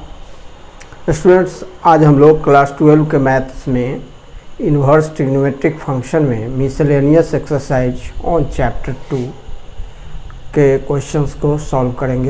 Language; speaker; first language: Hindi; native; Hindi